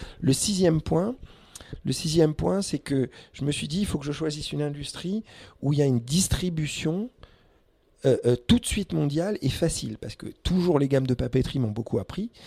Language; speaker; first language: French; early bilingual, other home language; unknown